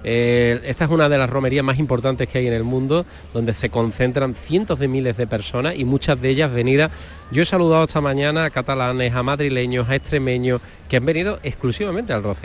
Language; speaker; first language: Spanish; native; Spanish